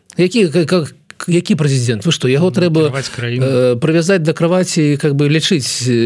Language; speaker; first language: Belarusian; native; Belarusian